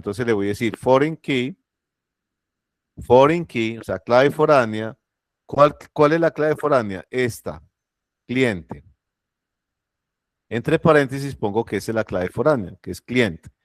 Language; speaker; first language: Spanish; native; Spanish